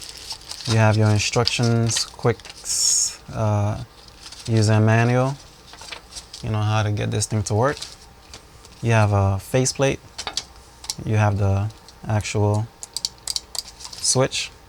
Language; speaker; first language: English; native; English